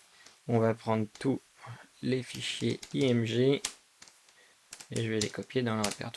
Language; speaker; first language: French; native; French